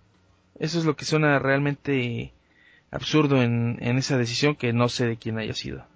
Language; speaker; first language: Spanish; native; Spanish